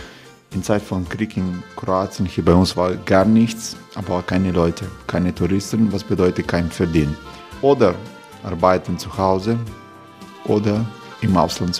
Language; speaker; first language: German; non-native, fluent; Croatian